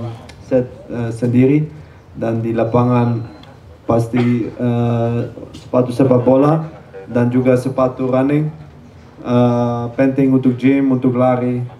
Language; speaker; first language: Indonesian; non-native, learner; Dutch